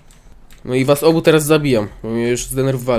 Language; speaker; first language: Polish; native; Polish